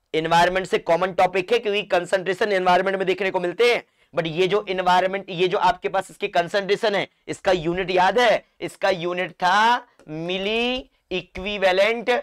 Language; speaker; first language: Hindi; non-native, local second language; Marathi